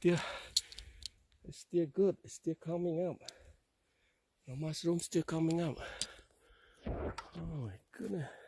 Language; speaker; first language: English; non-native, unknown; Khmer